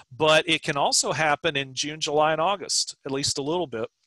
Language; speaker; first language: English; native; English